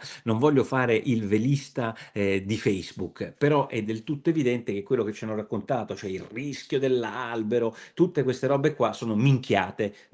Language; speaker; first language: Italian; native; Italian